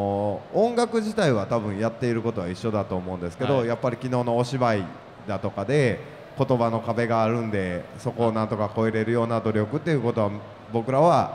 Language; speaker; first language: Japanese; native; Japanese